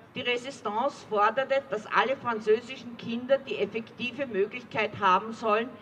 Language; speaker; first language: German; native; German